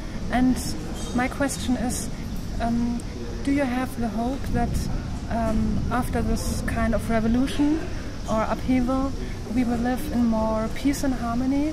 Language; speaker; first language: English; non-native, fluent; German